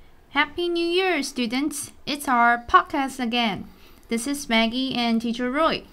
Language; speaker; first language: English; non-native, fluent; Chinese